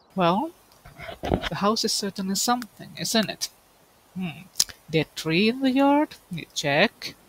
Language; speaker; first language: English; non-native, fluent; Finnish